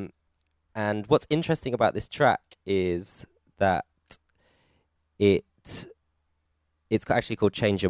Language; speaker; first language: English; native; English